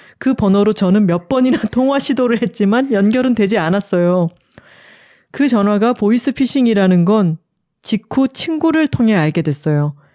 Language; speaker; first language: Korean; native; Korean